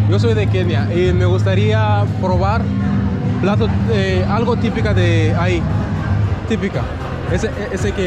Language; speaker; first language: Spanish; non-native, learner; Swahili